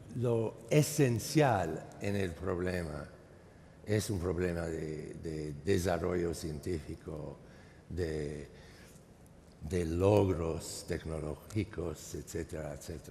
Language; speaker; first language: Spanish; non-native, fluent; English